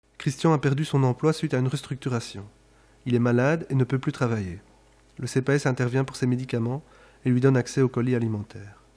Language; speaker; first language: French; native; French